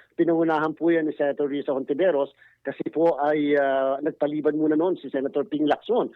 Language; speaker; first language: Filipino; native; Filipino